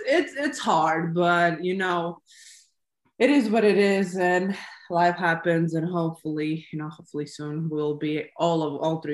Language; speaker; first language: English; non-native, fluent; Latvian